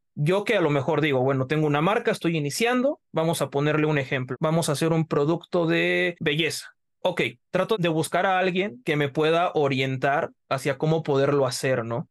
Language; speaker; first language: Spanish; native; Spanish